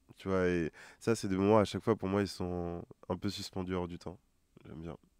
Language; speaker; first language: French; non-native, local second language; Wolof